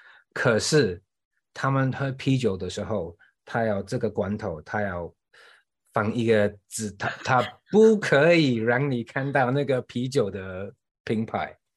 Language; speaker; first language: Chinese; non-native, fluent; English